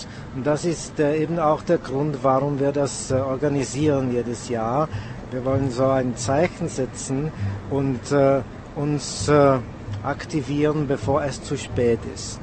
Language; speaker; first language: German; non-native, fluent; Czech